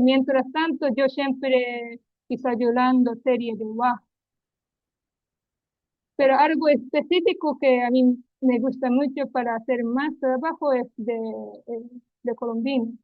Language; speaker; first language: Spanish; non-native, learner; Japanese